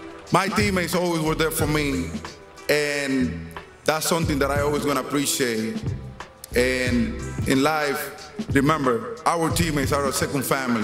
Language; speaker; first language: English; non-native, fluent; Spanish